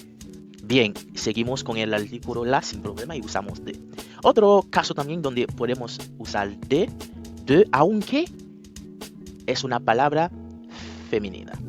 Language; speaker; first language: Spanish; non-native, fluent; French